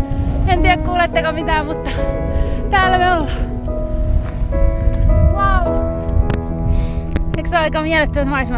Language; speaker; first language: Finnish; native; Finnish